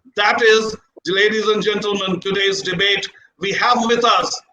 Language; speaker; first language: English; non-native, local second language; Hindi